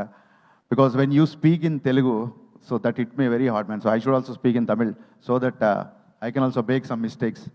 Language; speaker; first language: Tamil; non-native, local second language; Telugu